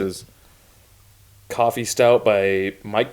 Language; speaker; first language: English; native; English